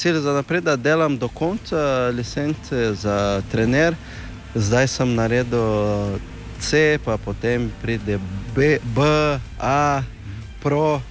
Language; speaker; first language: Slovenian; non-native, learner; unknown